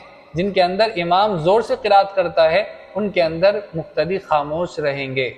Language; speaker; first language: Urdu; native; Urdu